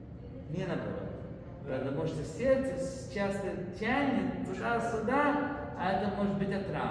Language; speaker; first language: Russian; non-native, fluent; English